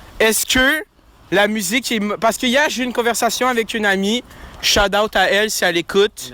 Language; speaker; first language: French; native; French